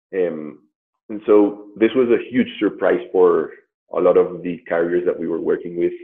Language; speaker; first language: English; non-native, fluent; Spanish